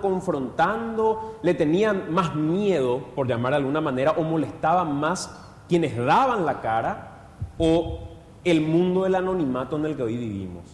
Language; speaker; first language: Spanish; native; Spanish